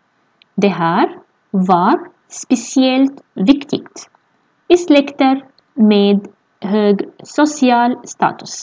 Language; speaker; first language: Swedish; non-native, fluent; Arabic